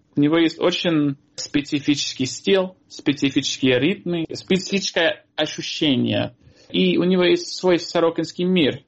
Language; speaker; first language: Russian; non-native, fluent; English